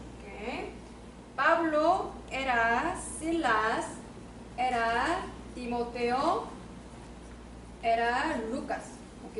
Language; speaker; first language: Spanish; non-native, learner; Korean